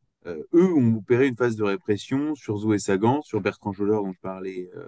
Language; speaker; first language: French; native; French